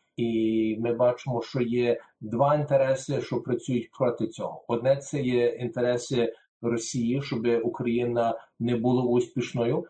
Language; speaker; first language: Ukrainian; early bilingual, heritage; Ukrainian